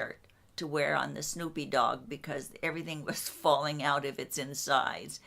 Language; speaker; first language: English; native; English